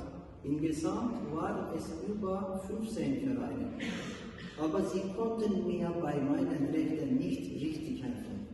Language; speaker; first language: German; non-native, learner; Turkish